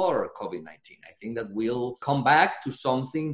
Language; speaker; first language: English; non-native, fluent; Spanish